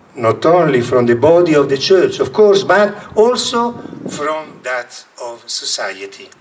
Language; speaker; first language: English; non-native, fluent; Italian